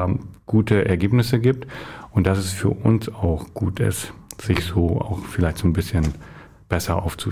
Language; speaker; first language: German; native; German